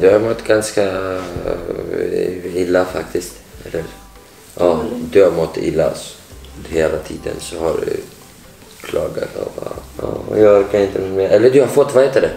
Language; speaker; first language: Swedish; non-native, learner; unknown